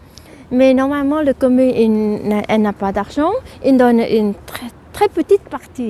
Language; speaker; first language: French; non-native, fluent; Vietnamese